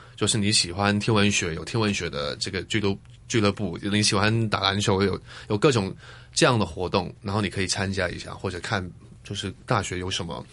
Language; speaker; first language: Chinese; non-native, fluent; Cantonese